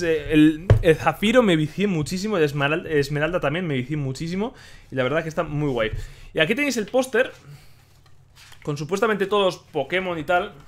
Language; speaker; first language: Spanish; native; Spanish